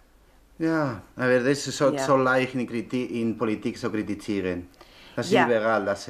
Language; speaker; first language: German; non-native, learner; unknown